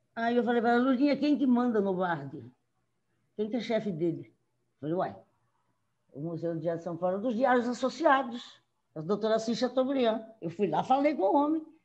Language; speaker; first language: Portuguese; native; Portuguese